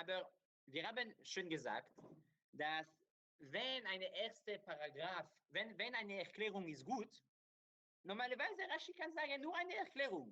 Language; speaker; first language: German; non-native, learner; Hebrew